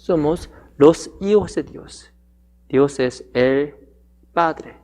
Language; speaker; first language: Spanish; non-native, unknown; Korean